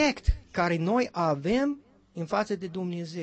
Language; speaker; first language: Romanian; non-native, learner; English